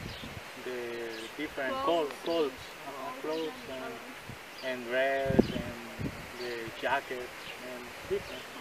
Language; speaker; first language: English; non-native, learner; Spanish